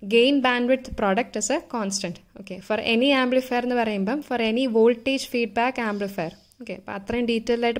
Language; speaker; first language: English; non-native, local second language; Malayalam